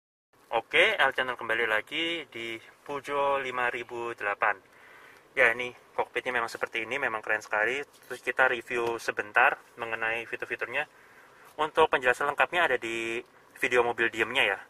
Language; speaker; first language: Indonesian; native; Indonesian